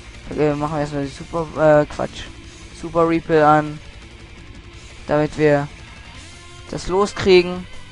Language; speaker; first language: German; native; German